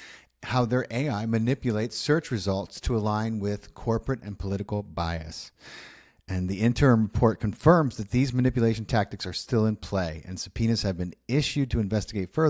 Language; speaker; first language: English; native; English